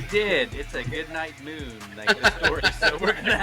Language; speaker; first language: English; native; English